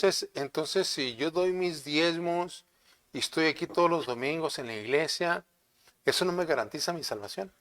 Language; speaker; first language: Spanish; native; Spanish